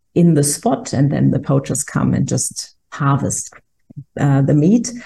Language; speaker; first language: English; non-native, fluent; German